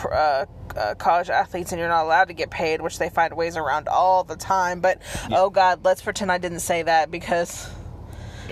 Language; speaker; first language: English; native; English